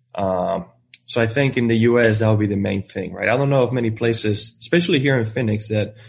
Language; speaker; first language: English; non-native, fluent; Spanish